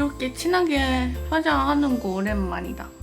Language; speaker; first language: Korean; non-native, learner; Japanese